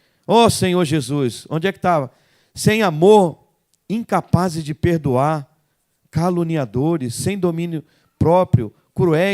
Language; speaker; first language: Portuguese; native; Portuguese